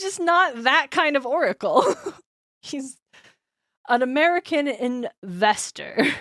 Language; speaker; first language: English; native; English